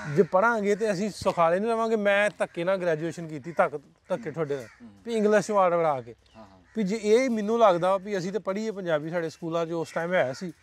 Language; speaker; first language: Punjabi; native; Punjabi